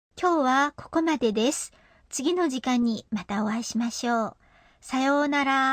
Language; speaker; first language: Japanese; non-native, fluent; Korean